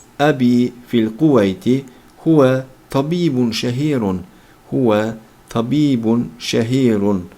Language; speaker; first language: Arabic; non-native, fluent; Turkish